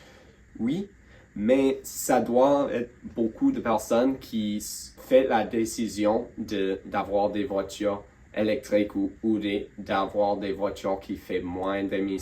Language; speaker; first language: French; non-native, local second language; English